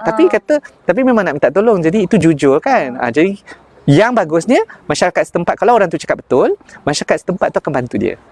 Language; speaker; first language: Malay; native; Malay